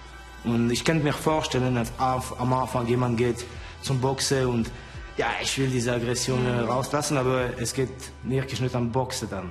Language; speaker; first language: German; non-native, fluent; Estonian